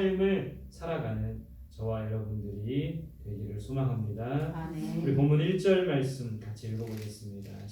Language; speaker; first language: Korean; native; Korean